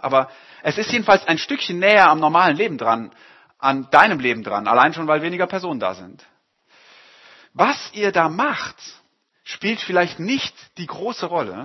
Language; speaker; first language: German; native; German